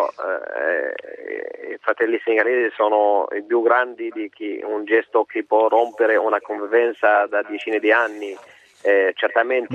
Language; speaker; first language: Italian; non-native, fluent; Arabic